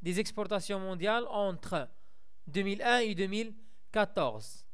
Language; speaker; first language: French; non-native, local second language; Arabic